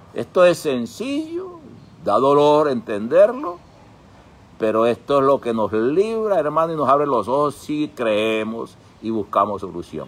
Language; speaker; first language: Spanish; native; Spanish